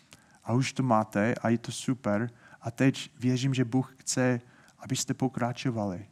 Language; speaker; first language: Czech; non-native, fluent; English